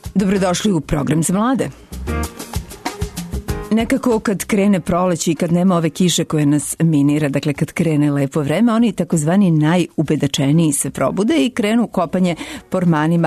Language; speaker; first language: Serbian; native; Serbian